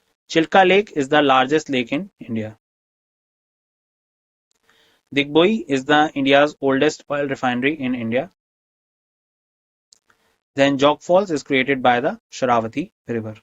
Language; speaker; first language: English; non-native, local second language; Hindi